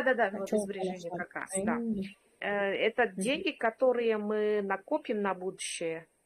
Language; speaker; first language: Russian; non-native, local second language; Kyrgyz